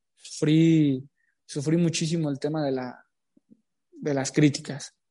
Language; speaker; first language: Spanish; native; Spanish